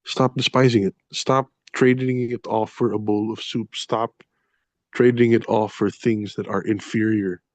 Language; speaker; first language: English; non-native, local second language; Filipino